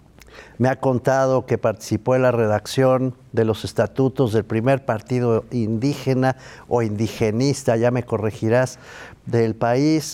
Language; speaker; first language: Spanish; native; Spanish